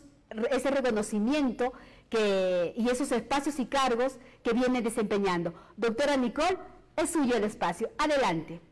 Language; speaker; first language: Spanish; native; Spanish